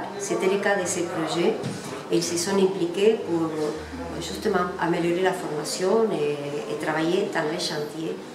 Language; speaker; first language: French; non-native, fluent; Spanish